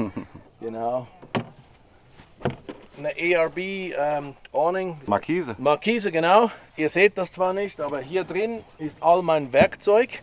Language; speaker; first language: German; native; German